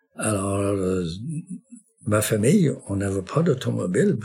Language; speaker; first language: French; non-native, local second language; English